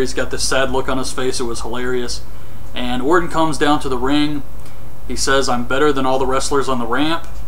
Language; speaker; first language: English; native; English